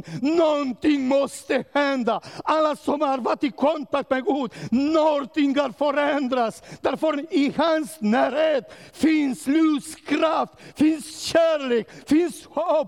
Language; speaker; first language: Swedish; non-native, learner; Romanian